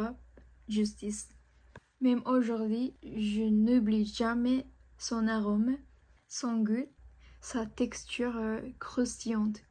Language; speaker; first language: French; non-native, fluent; Japanese